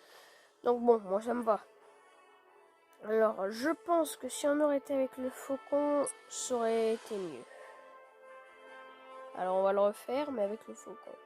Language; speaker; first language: French; native; French